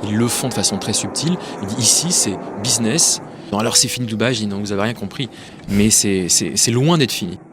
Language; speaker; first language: French; native; French